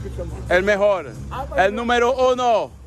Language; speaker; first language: Spanish; non-native, learner; French